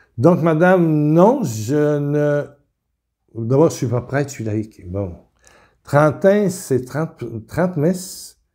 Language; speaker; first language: French; native; French